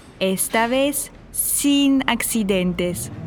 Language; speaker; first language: Spanish; non-native, fluent; German